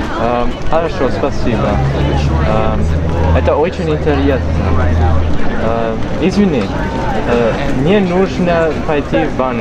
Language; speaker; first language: Russian; non-native, learner; English